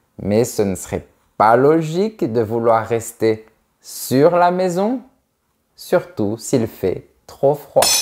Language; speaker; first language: French; native; French